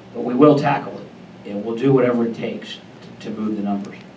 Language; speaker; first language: English; native; English